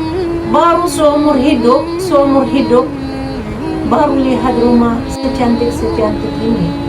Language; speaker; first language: Indonesian; non-native, fluent; Arabic